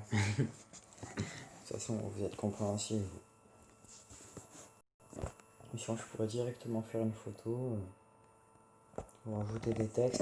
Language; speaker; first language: French; native; French